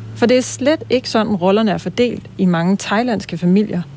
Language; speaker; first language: Danish; non-native, fluent; Thai